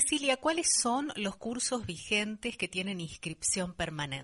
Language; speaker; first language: Spanish; native; Spanish